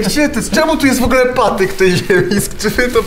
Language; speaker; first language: Polish; native; Polish